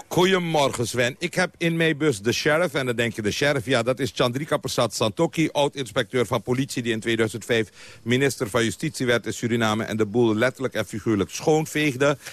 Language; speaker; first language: Dutch; non-native, local second language; Caribbean Hindustani